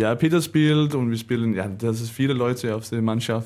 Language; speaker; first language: German; non-native, learner; Danish